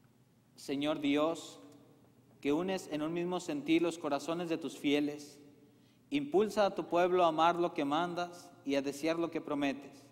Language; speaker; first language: Spanish; native; Spanish